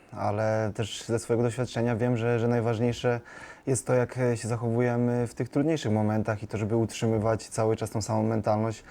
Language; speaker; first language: Polish; native; Polish